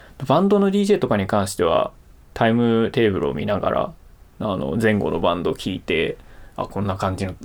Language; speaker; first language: Japanese; early bilingual, heritage; Japanese